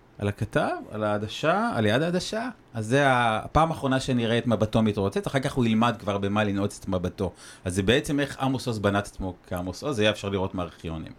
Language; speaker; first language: Hebrew; native; Hebrew